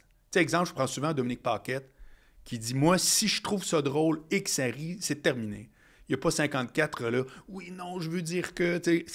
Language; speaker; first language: French; native; French